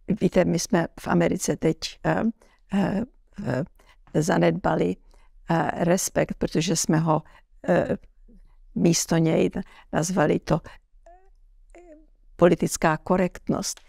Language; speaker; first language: Czech; early bilingual, heritage; Czech